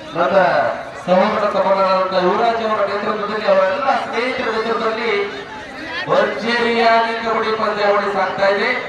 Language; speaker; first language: Kannada; non-native, local second language; Lambadi